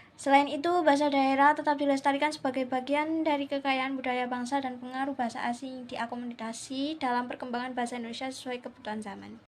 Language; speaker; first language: Indonesian; native; Indonesian